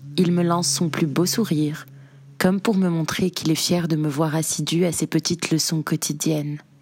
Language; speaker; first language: French; non-native, local second language; Arabic